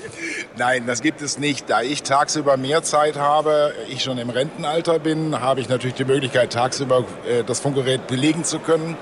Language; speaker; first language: German; native; German